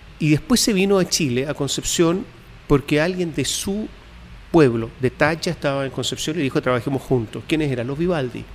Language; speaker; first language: Spanish; native; Spanish